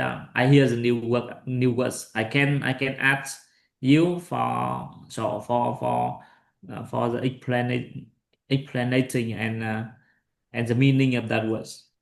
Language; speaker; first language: English; non-native, learner; Vietnamese